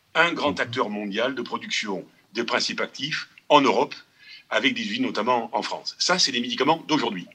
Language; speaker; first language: French; native; French